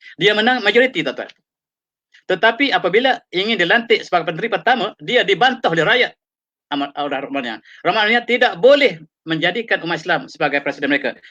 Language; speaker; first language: Malay; native; Malay